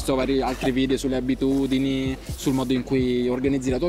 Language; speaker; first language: Italian; native; Italian